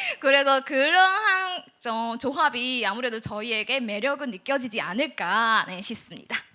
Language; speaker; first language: Korean; non-native, fluent; Burmese